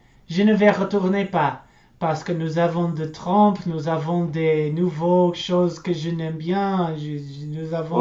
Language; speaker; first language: French; non-native, learner; English